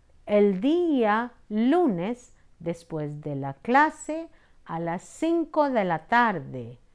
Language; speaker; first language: Spanish; non-native, fluent; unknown